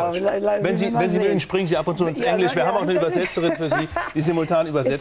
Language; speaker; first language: German; native; German